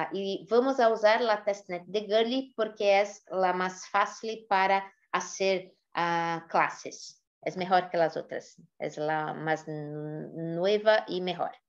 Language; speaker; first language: Spanish; non-native, fluent; Portuguese